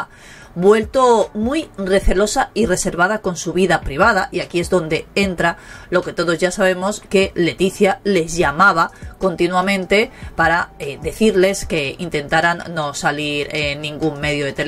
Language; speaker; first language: Spanish; native; Spanish